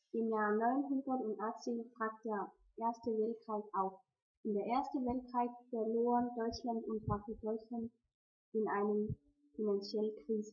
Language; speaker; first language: German; non-native, learner; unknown